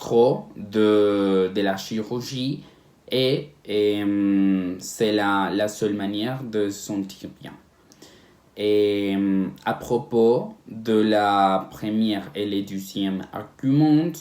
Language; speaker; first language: French; non-native, learner; Spanish